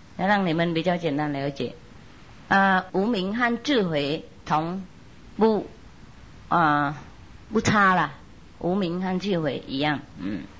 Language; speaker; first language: Chinese; non-native, fluent; Vietnamese